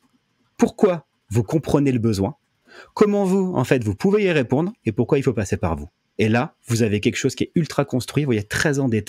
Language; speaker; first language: French; native; French